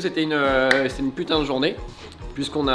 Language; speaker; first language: French; native; French